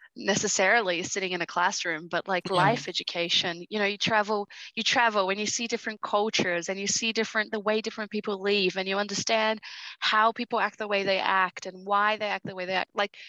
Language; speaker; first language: English; early bilingual, other home language; Portuguese